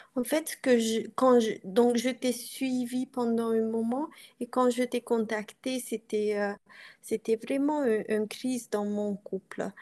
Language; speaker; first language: French; non-native, fluent; Romanian